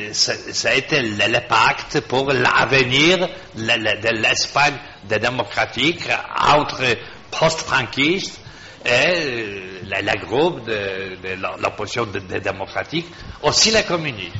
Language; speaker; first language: French; non-native, fluent; Polish